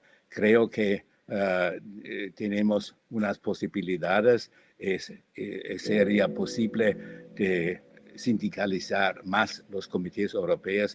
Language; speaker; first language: Spanish; non-native, fluent; German